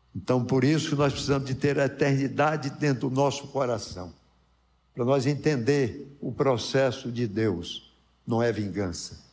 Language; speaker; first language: Portuguese; native; Portuguese